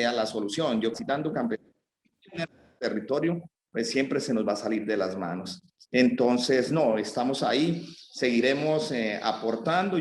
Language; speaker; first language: Spanish; native; Spanish